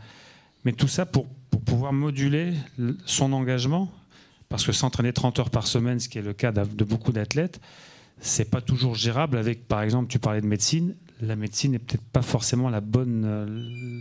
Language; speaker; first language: French; native; French